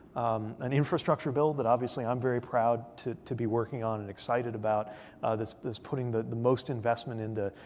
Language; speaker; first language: English; native; English